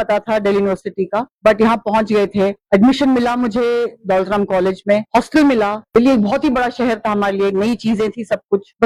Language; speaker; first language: Hindi; non-native, local second language; Kashmiri